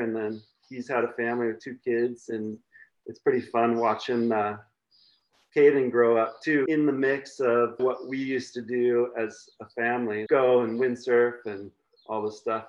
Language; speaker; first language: English; native; English